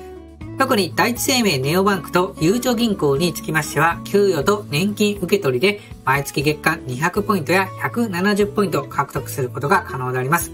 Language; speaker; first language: Japanese; native; Japanese